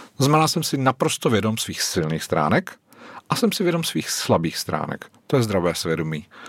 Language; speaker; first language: Czech; native; Czech